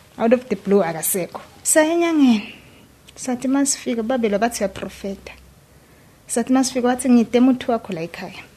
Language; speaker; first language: Zulu; native; Zulu